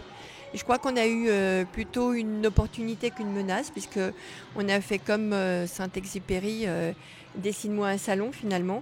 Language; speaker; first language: French; native; French